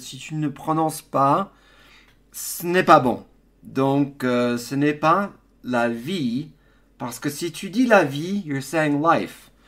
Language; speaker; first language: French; non-native, fluent; English